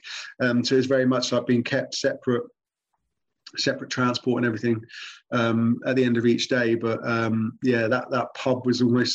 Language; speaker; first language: English; native; English